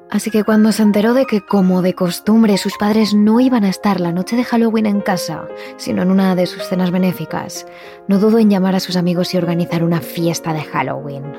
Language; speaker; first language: Spanish; native; Spanish